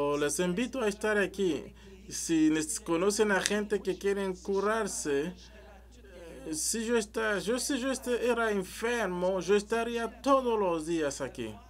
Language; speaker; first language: Spanish; non-native, learner; French